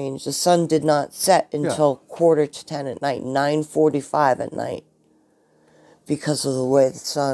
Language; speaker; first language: English; native; English